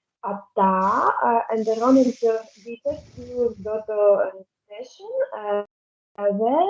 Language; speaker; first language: Albanian; non-native, learner; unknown